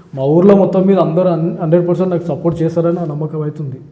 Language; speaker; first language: Telugu; native; Telugu